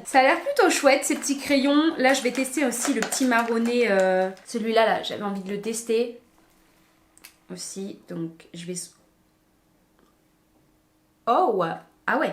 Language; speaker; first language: French; native; French